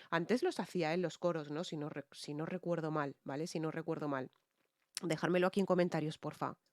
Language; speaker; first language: Spanish; native; Spanish